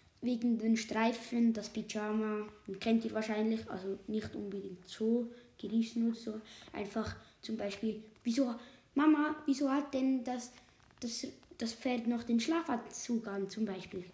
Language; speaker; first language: German; native; German